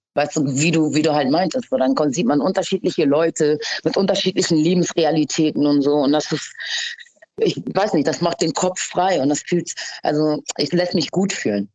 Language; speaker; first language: German; early bilingual, other home language; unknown